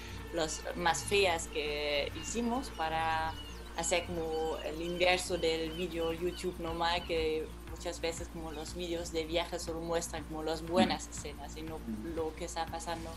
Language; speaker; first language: Spanish; non-native, fluent; German